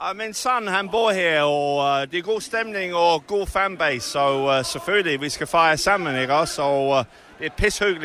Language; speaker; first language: Danish; non-native, fluent; English